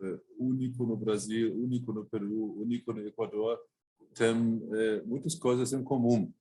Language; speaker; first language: Portuguese; non-native, fluent; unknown